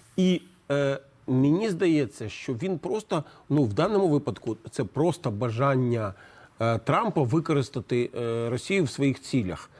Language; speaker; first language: Ukrainian; native; Ukrainian